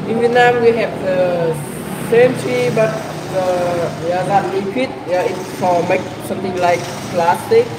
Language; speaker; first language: English; non-native, learner; Vietnamese